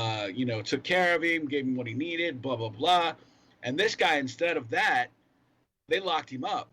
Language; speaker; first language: English; native; English